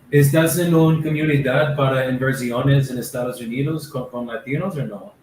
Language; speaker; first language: Spanish; non-native, learner; English